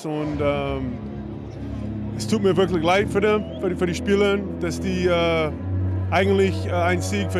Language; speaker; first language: German; non-native, learner; English